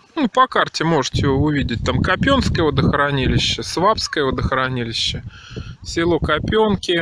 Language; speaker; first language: Russian; native; Russian